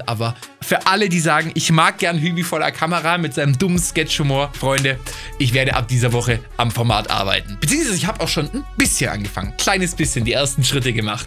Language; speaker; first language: German; native; German